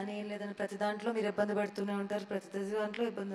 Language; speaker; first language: Telugu; native; Telugu